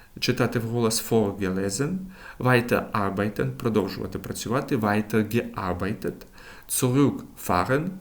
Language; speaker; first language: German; non-native, fluent; Ukrainian